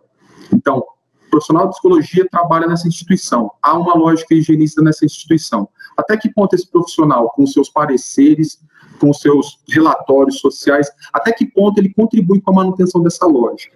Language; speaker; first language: Portuguese; native; Portuguese